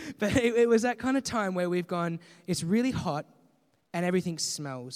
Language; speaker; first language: English; native; English